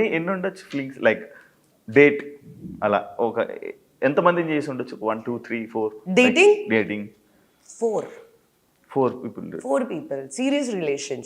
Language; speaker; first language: Telugu; native; Telugu